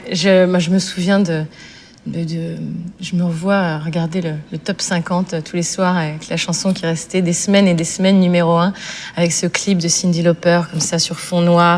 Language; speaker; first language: French; native; French